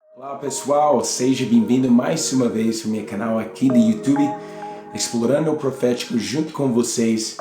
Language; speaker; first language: Portuguese; non-native, learner; English